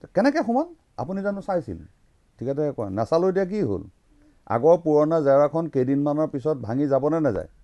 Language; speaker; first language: Assamese; native; Assamese